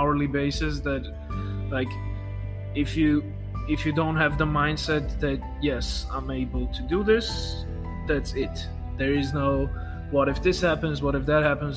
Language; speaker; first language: English; non-native, fluent; Armenian